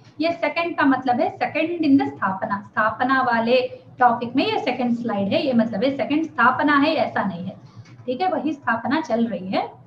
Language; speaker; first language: Hindi; non-native, local second language; Telugu